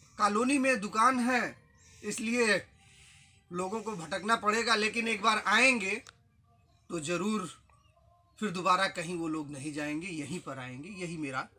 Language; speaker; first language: Hindi; native; Hindi